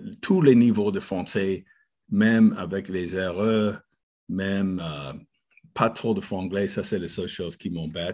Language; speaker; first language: French; non-native, fluent; English